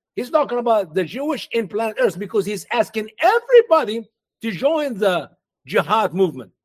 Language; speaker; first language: English; non-native, fluent; Arabic